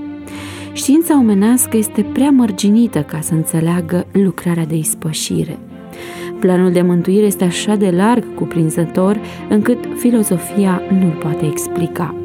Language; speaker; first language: Romanian; native; Romanian